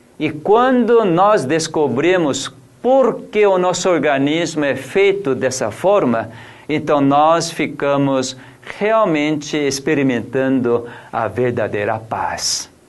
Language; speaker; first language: Portuguese; non-native, fluent; Korean